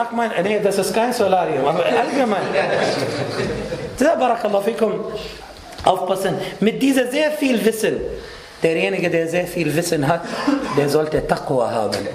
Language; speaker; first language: German; non-native, fluent; Arabic